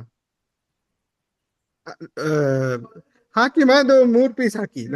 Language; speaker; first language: Kannada; non-native, learner; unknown